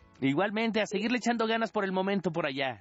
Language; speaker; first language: Spanish; native; Spanish